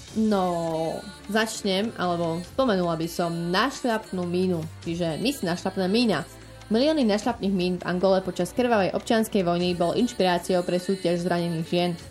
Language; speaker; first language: Slovak; native; Slovak